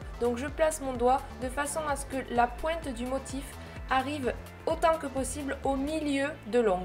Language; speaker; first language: French; native; French